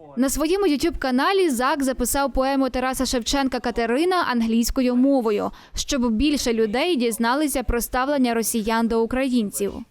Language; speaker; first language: Ukrainian; native; Ukrainian